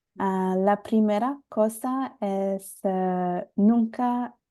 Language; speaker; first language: Spanish; non-native, learner; Bangla